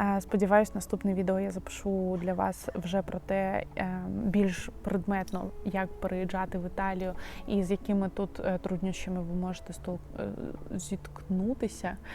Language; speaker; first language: Ukrainian; non-native, local second language; Russian